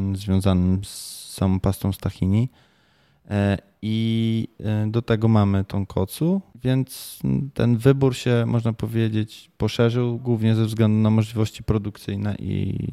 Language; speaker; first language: Polish; native; Polish